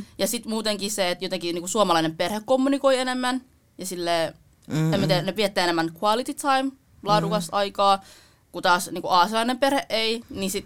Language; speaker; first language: Finnish; early bilingual, other home language; Vietnamese